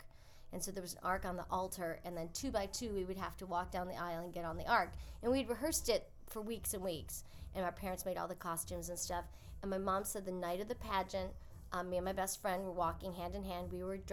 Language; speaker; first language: English; native; English